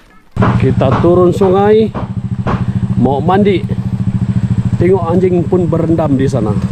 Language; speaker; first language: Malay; non-native, local second language; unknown